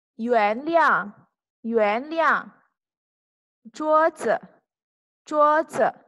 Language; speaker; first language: Chinese; non-native, fluent; Indonesian